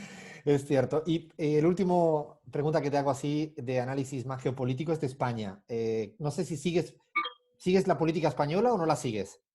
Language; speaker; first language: Spanish; native; Spanish